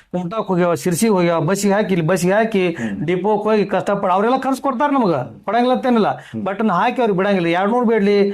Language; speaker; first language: Kannada; native; Kannada